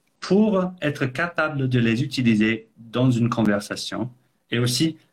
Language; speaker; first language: French; non-native, fluent; English